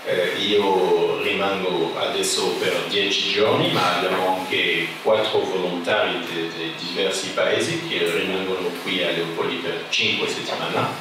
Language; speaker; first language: Italian; non-native, fluent; French